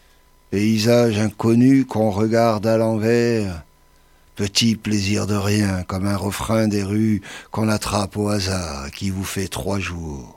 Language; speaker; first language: French; native; French